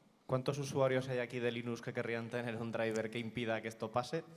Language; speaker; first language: Spanish; native; Spanish